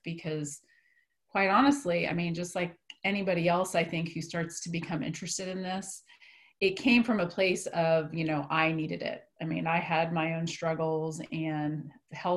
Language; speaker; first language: English; native; English